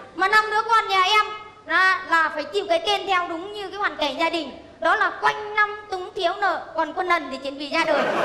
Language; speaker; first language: Vietnamese; non-native, local second language; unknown